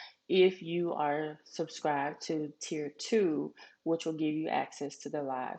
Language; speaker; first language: English; native; English